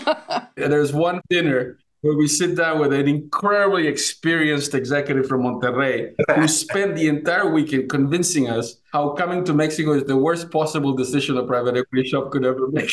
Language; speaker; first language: English; non-native, fluent; Spanish